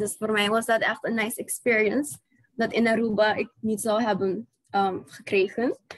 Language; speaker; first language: Dutch; non-native, local second language; Papiamento